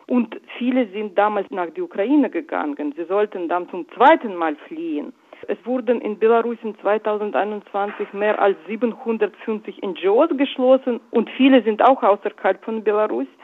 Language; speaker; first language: German; non-native, fluent; Russian